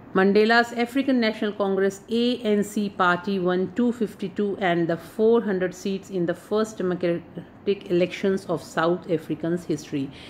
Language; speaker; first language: Hindi; native; Hindi